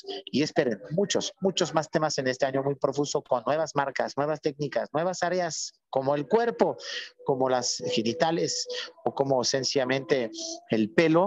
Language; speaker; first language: Spanish; native; Spanish